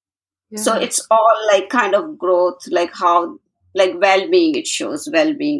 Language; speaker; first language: English; non-native, local second language; Hindi